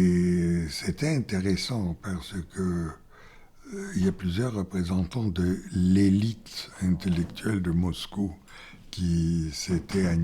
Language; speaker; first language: French; non-native, fluent; Bulgarian